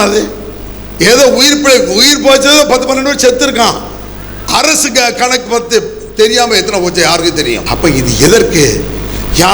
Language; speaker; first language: Tamil; native; Tamil